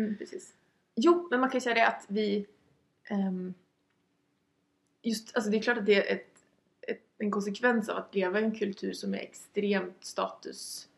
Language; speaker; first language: Swedish; native; Swedish